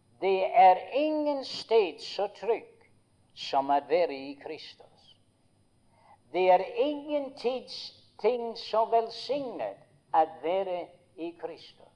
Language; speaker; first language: Norwegian; early bilingual, heritage; Norwegian